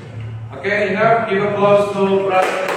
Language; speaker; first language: English; non-native, fluent; Indonesian